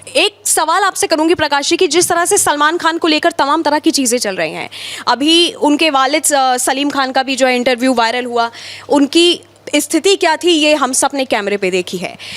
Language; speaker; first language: Hindi; native; Hindi